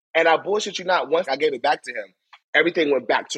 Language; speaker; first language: English; native; English